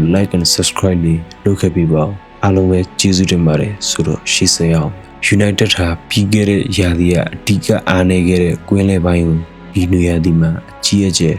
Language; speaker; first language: Burmese; native; Burmese